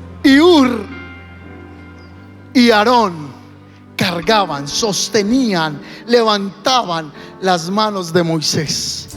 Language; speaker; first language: Spanish; native; Spanish